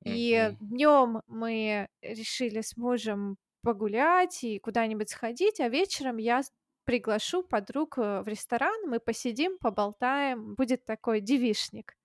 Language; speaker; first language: Russian; native; Russian